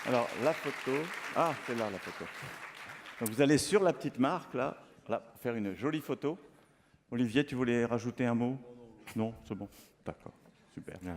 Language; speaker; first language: French; native; French